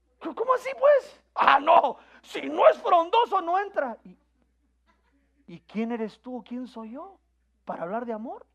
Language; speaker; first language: Spanish; native; Spanish